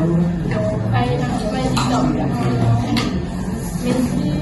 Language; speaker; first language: English; non-native, learner; Indonesian